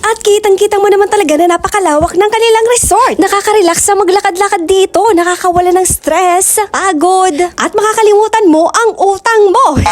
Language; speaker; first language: Filipino; non-native, local second language; Bikol